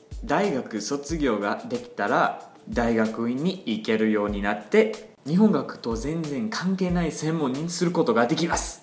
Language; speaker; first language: Japanese; non-native, fluent; English